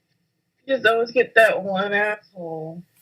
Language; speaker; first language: English; native; English